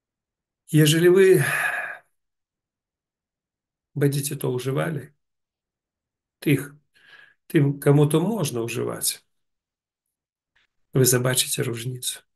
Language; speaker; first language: Polish; non-native, learner; Russian